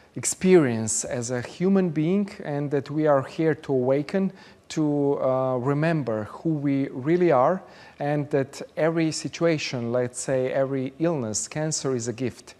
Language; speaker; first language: English; non-native, fluent; Slovenian